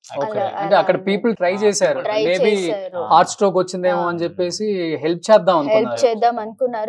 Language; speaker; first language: Telugu; native; Telugu